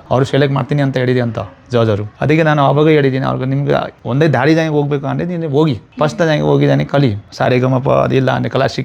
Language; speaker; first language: Kannada; non-native, learner; Nepali